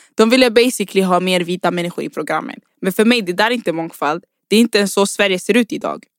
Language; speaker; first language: Swedish; early bilingual, other home language; Rundi